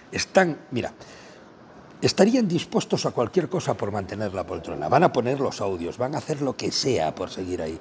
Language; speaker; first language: Spanish; native; Spanish